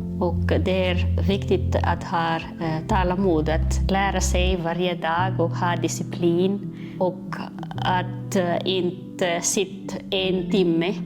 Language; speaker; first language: Swedish; non-native, learner; Malagasy